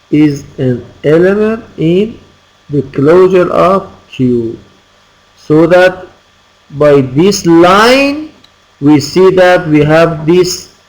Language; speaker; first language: English; non-native, fluent; Persian